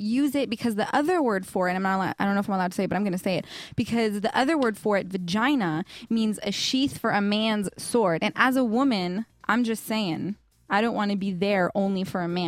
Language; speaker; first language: English; early bilingual, other home language; Persian